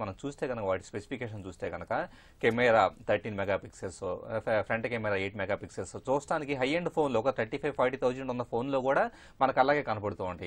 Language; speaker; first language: Telugu; native; Telugu